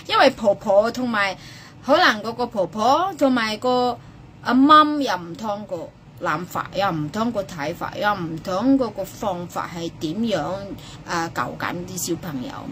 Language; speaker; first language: Cantonese; non-native, fluent; Indonesian